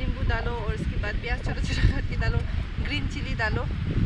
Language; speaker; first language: Hindi; non-native, local second language; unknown